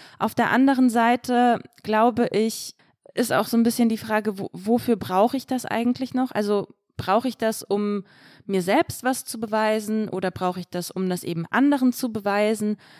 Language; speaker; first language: German; early bilingual, other home language; Russian